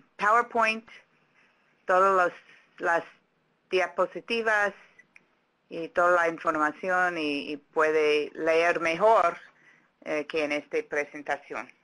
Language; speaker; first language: Spanish; non-native, fluent; English